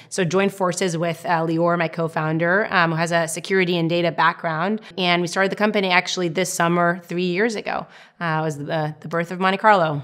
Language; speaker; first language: English; non-native, fluent; Hebrew